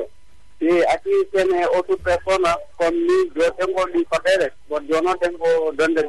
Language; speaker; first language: Spanish; non-native, learner; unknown